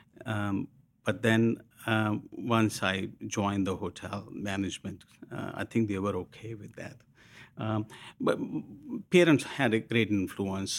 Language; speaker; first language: English; non-native, local second language; Hindi